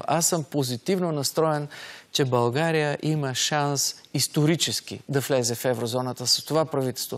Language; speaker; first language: Bulgarian; native; Bulgarian